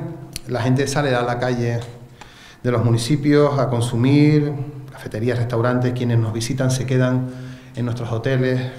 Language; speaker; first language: Spanish; native; Spanish